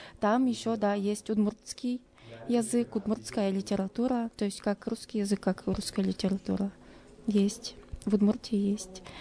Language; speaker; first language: Russian; non-native, local second language; Udmurt